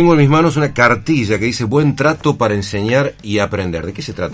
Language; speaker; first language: Spanish; native; Spanish